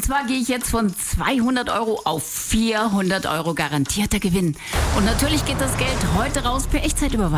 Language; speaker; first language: German; native; German